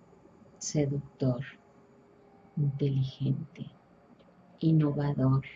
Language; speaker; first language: Spanish; native; Spanish